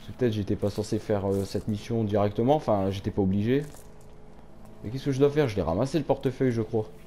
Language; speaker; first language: French; native; French